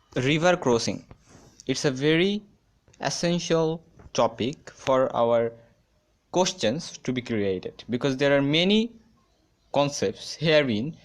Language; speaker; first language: English; non-native, local second language; Bangla